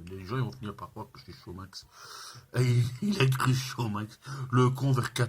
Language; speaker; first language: French; native; French